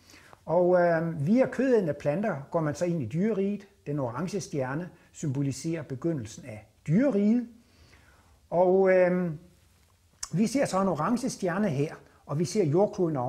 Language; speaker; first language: Danish; native; Danish